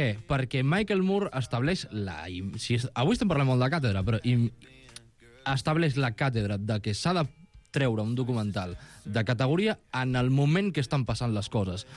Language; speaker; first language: Catalan; native; Catalan